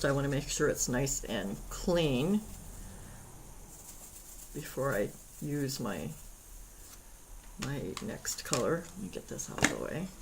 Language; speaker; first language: English; native; English